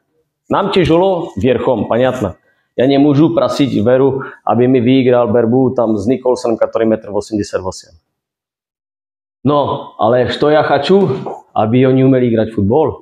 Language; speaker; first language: Russian; non-native, fluent; Czech